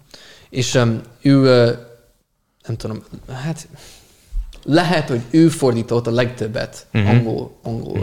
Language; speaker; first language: Hungarian; non-native, fluent; English